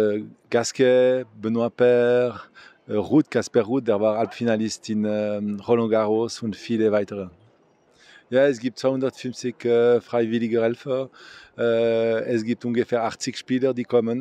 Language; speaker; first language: German; non-native, local second language; French